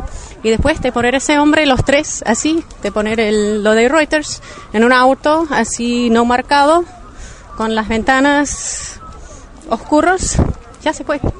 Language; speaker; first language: Spanish; non-native, learner; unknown